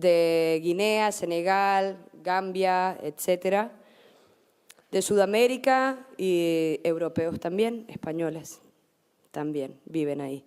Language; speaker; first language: Spanish; native; Spanish